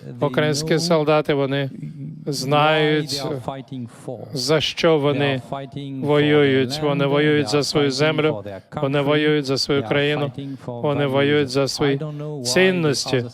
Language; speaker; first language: Ukrainian; non-native, fluent; French